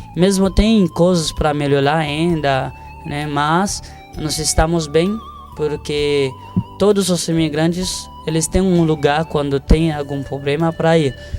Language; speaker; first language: Portuguese; non-native, fluent; Haitian Creole